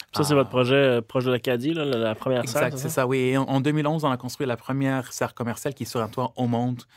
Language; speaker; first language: French; non-native, local second language; Arabic